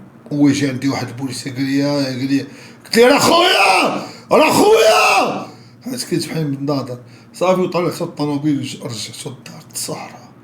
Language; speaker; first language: Arabic; native; Arabic